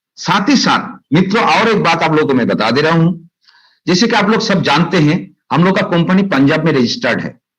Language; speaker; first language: Hindi; non-native, local second language; Bangla